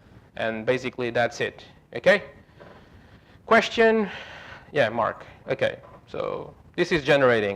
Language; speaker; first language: English; non-native, fluent; Portuguese